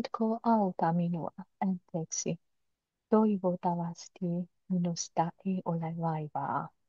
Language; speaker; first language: Finnish; non-native, learner; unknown